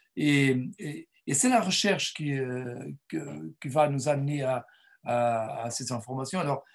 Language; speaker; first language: French; non-native, fluent; Portuguese